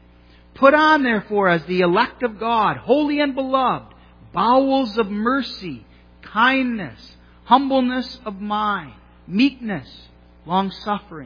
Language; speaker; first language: English; native; English